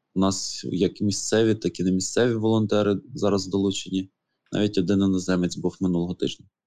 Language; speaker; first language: Ukrainian; native; Ukrainian